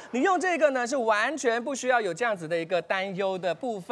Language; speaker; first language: Chinese; native; Chinese